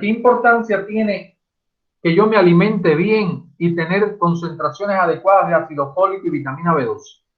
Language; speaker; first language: Spanish; native; Spanish